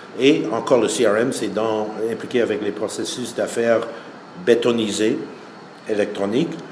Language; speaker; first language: French; non-native, fluent; English